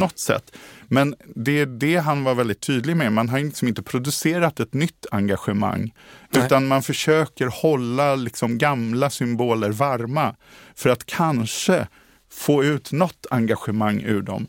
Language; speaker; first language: Swedish; native; Swedish